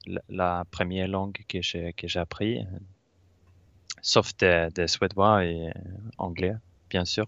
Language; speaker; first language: French; non-native, learner; Swedish